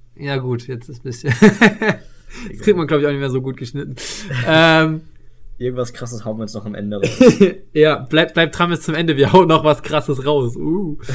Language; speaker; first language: German; native; German